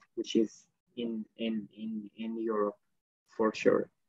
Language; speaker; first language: English; non-native, fluent; Arabic